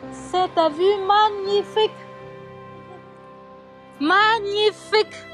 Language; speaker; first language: French; non-native, learner; Vietnamese